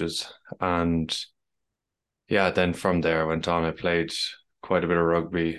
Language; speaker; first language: English; native; English